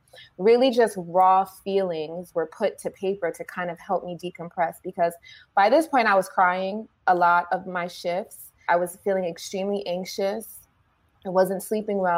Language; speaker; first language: English; native; English